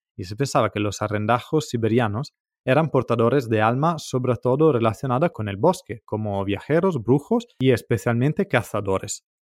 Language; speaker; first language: Spanish; non-native, fluent; Italian